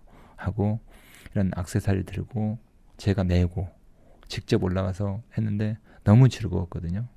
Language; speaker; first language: Korean; native; Korean